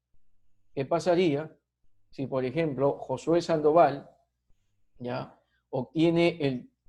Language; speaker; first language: Spanish; native; Spanish